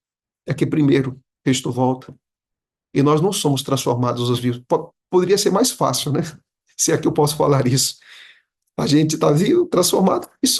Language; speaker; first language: Portuguese; native; Portuguese